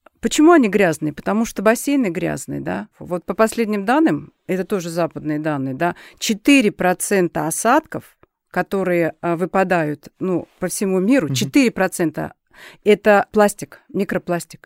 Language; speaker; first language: Russian; native; Russian